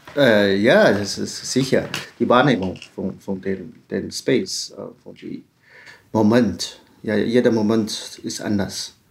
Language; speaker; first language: German; non-native, learner; Chinese